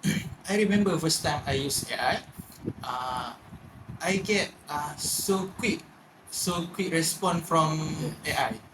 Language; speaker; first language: English; non-native, learner; Malay